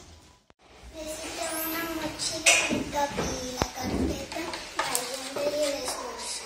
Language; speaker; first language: Catalan; non-native, local second language; Spanish